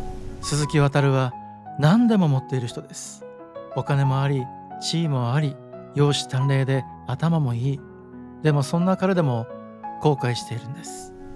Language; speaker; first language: Japanese; native; Japanese